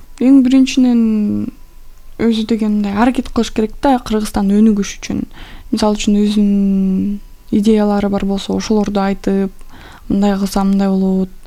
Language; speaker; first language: Kyrgyz; non-native, local second language; Russian